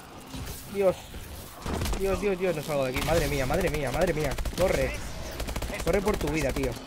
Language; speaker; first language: Spanish; native; Spanish